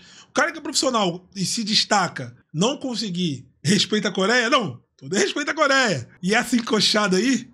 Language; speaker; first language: Portuguese; native; Portuguese